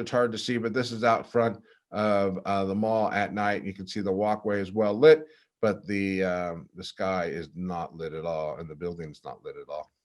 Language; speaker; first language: English; native; English